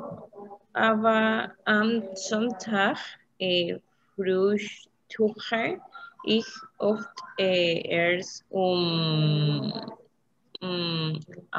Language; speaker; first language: German; non-native, learner; Spanish